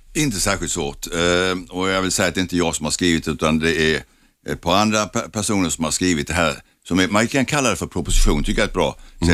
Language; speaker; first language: Swedish; native; Swedish